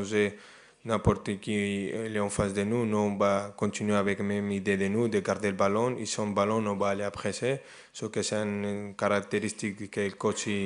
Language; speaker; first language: French; non-native, fluent; Spanish